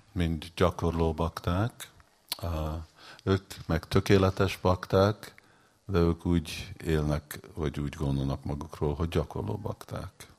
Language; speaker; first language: Hungarian; early bilingual, heritage; Hungarian